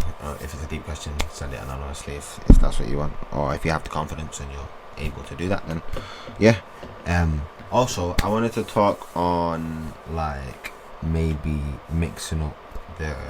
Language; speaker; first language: English; native; English